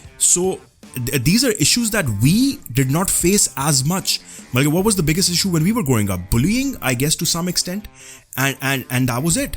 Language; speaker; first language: English; non-native, local second language; Urdu